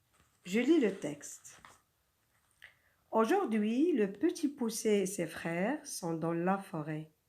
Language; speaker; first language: French; non-native, local second language; Arabic